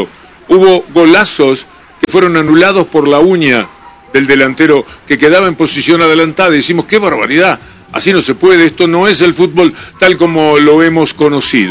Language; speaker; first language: Spanish; native; Spanish